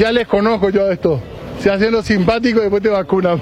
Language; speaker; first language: Spanish; native; Spanish